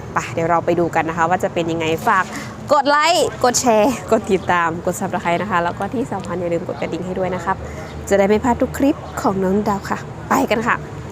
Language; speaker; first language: Thai; native; Thai